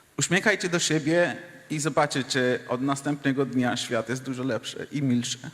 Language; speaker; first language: Polish; non-native, fluent; Hindi